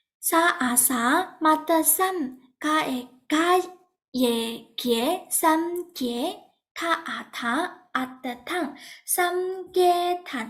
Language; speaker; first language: Korean; non-native, fluent; Burmese